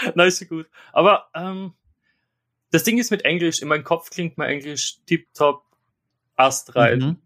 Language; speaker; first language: German; native; German